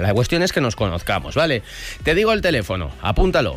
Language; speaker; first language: Spanish; native; Spanish